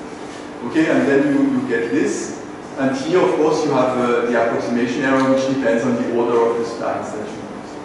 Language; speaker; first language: English; non-native, fluent; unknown